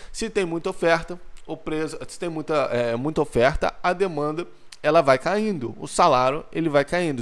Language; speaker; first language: Portuguese; native; Portuguese